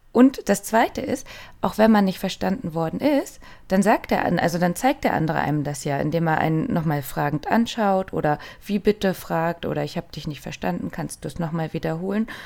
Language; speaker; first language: German; native; German